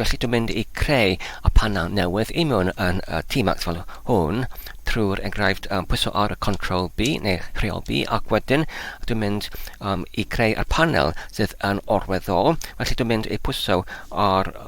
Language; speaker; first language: Welsh; non-native, learner; Polish